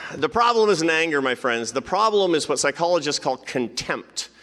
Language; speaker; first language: English; native; English